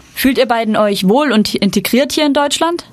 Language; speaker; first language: German; native; German